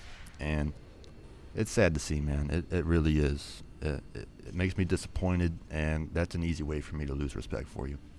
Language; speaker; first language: English; native; English